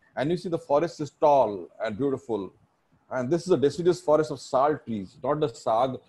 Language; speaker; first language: English; non-native, local second language; Marathi